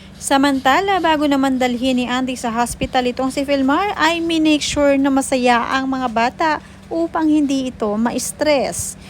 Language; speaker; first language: Filipino; native; Filipino